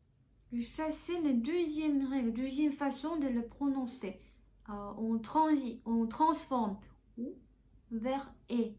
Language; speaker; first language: French; non-native, fluent; Korean